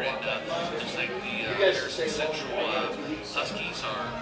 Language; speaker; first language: English; native; English